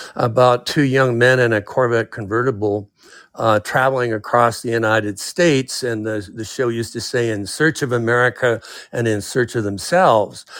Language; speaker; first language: English; native; English